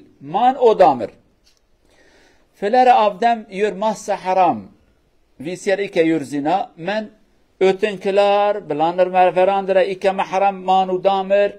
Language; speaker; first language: Norwegian; non-native, learner; Kurdish